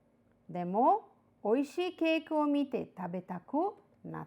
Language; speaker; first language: Japanese; non-native, fluent; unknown